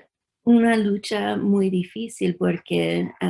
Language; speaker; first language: Spanish; early bilingual, heritage; English